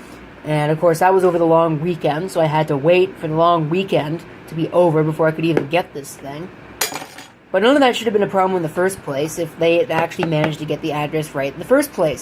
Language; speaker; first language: English; native; English